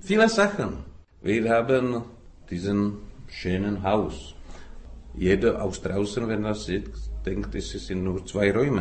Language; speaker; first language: German; non-native, fluent; Czech